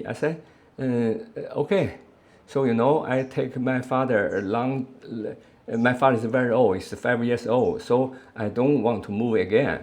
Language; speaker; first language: English; non-native, learner; Chinese